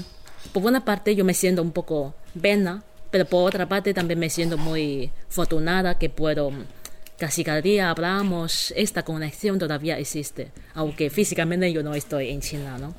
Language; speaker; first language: Spanish; non-native, fluent; Chinese